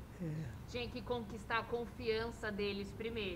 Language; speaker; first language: Portuguese; native; Portuguese